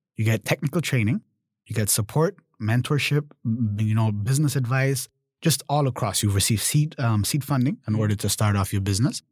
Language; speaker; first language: English; early bilingual, other home language; German